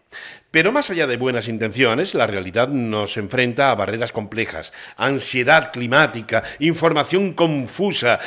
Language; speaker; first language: Spanish; native; Spanish